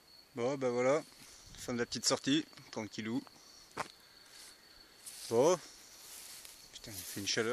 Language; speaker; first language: French; native; French